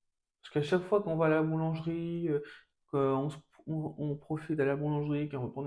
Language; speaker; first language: French; native; French